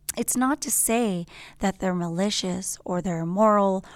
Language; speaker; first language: English; native; English